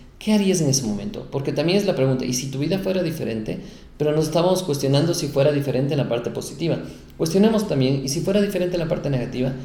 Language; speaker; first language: Spanish; native; Spanish